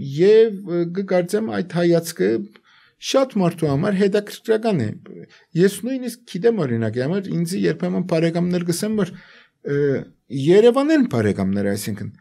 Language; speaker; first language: Armenian; native; Armenian